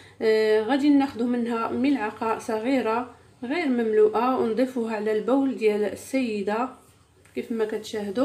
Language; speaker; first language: Arabic; native; Arabic